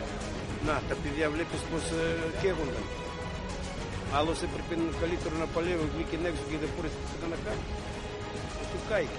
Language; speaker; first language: Greek; non-native, learner; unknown